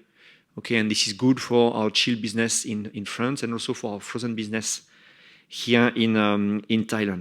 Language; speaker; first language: English; non-native, fluent; French